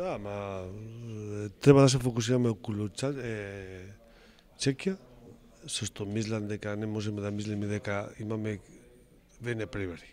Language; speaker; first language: Macedonian; non-native, learner; Spanish